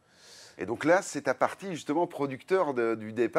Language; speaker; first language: French; native; French